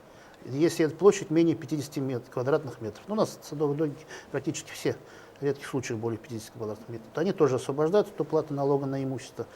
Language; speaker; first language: Russian; native; Russian